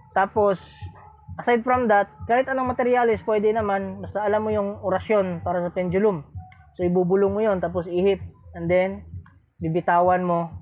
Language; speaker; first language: Filipino; non-native, local second language; Cebuano